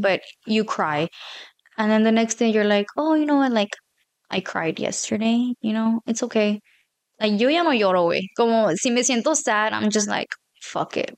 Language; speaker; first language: English; early bilingual, other home language; Spanish